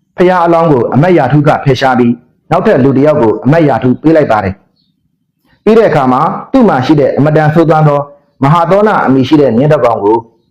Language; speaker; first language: Burmese; native; Burmese